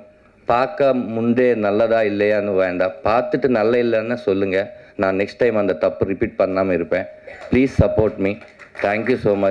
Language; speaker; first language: Tamil; non-native, learner; Telugu